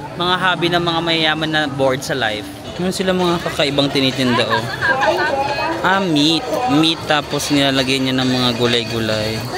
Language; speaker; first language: Filipino; non-native, local second language; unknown